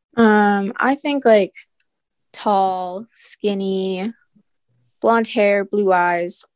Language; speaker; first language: English; early bilingual, other home language; Filipino